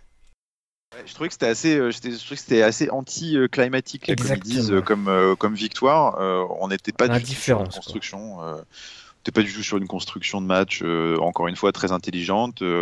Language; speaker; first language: French; native; French